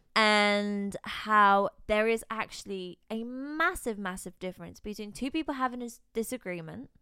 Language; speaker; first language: English; native; English